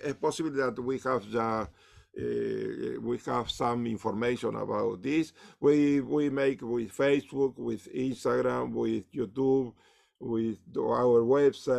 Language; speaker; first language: English; non-native, learner; Spanish